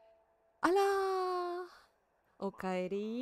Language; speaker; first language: Japanese; non-native, learner; Russian